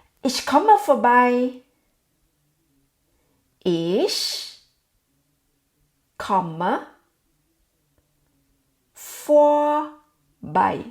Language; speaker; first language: German; non-native, fluent; Thai